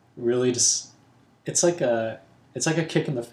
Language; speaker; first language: English; non-native, local second language; Cantonese